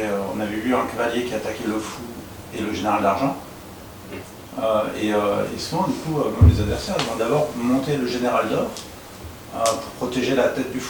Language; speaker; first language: French; native; French